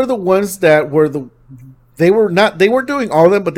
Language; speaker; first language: English; native; English